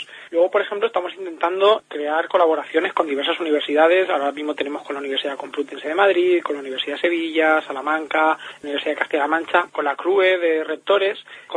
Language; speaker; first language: Spanish; native; Spanish